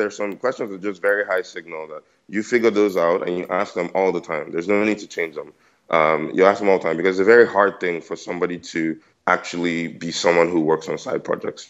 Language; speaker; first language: English; non-native, local second language; Yoruba